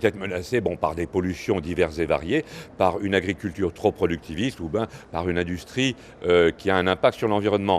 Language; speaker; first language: French; native; French